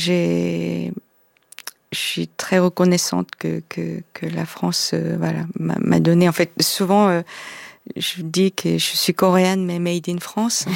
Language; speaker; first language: French; non-native, fluent; Korean